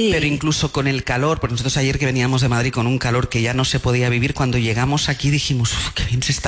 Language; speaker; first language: Spanish; native; Spanish